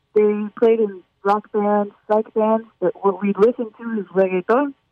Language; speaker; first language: English; early bilingual, other home language; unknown